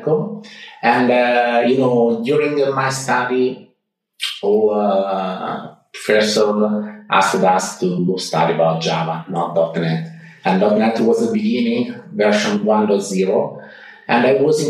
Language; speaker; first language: English; non-native, fluent; Italian